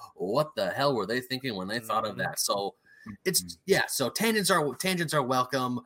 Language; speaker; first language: English; native; English